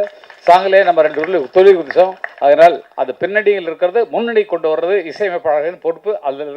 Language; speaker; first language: Tamil; native; Tamil